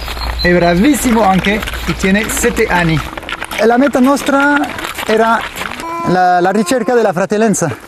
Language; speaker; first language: Italian; non-native, learner; Spanish